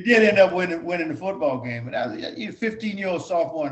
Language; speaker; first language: English; native; English